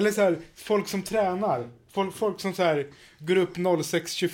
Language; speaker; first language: Swedish; native; Swedish